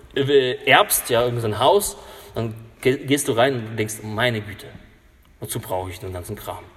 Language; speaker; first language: German; non-native, fluent; Russian